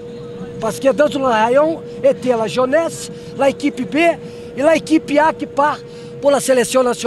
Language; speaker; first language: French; non-native, learner; Portuguese